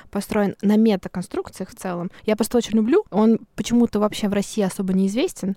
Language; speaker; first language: Russian; native; Russian